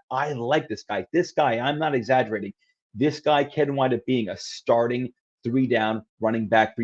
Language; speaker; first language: English; native; English